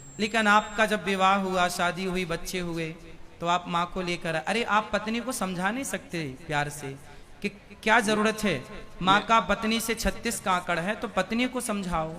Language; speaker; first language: Hindi; native; Hindi